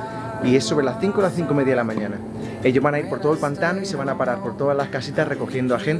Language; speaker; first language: Spanish; native; Spanish